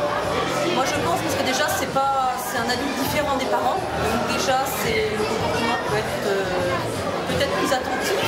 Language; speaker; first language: French; native; French